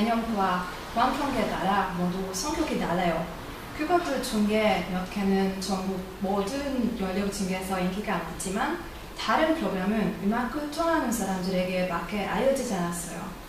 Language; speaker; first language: Korean; non-native, learner; Hungarian